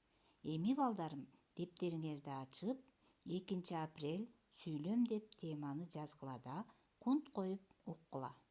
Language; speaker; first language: Kyrgyz; native; Kyrgyz